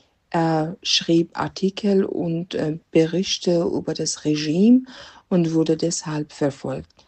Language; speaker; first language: German; non-native, fluent; Persian